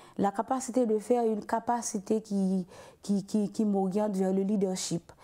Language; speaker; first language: French; non-native, local second language; Haitian Creole